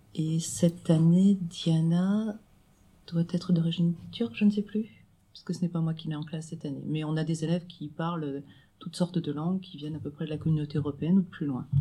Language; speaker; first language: French; native; French